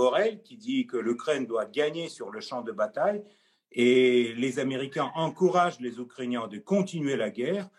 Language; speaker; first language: French; non-native, fluent; Russian